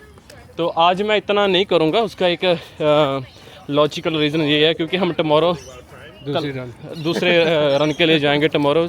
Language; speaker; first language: Hindi; native; Hindi